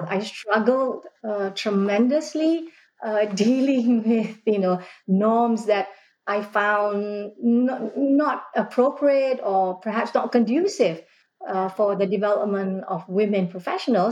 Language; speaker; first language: English; non-native, local second language; Malay